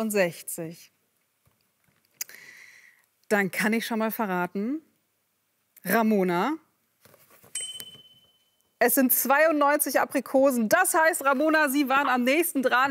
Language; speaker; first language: German; native; German